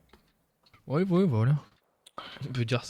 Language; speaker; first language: French; native; French